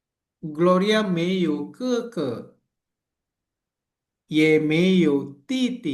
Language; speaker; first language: Chinese; non-native, learner; Indonesian